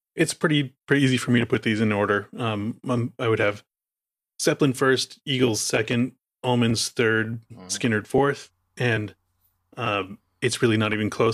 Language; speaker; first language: English; native; English